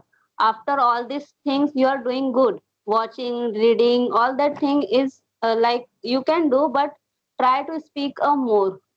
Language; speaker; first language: English; non-native, learner; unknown